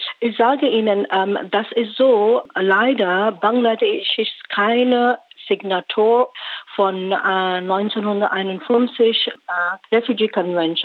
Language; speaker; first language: German; non-native, learner; Rohingya